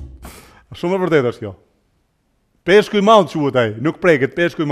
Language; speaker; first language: Albanian; native; Albanian